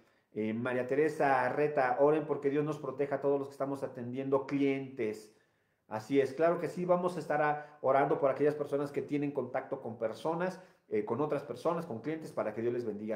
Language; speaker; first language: Spanish; native; Spanish